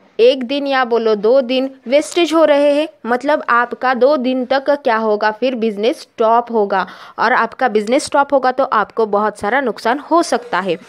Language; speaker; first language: Hindi; non-native, local second language; Marathi